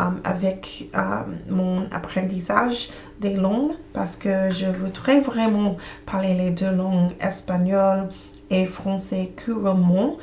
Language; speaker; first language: French; non-native, learner; English